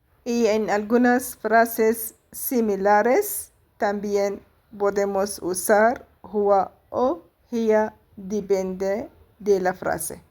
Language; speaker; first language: Spanish; non-native, fluent; Arabic